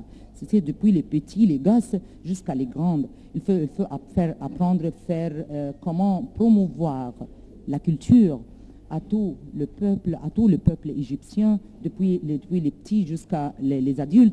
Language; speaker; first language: French; non-native, learner; Arabic